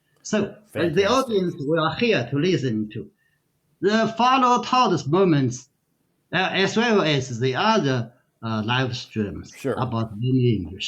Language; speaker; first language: English; non-native, learner; Chinese